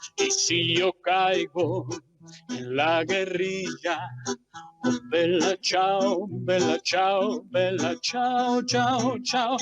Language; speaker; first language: Italian; non-native, fluent; Spanish